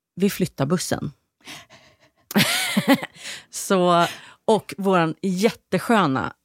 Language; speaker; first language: Swedish; native; Swedish